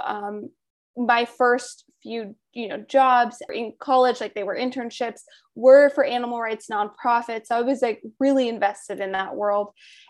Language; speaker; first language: English; native; English